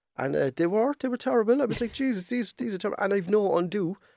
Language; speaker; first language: English; native; English